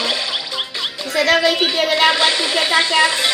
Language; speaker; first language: French; native; French